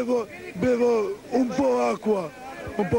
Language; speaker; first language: Italian; non-native, learner; Albanian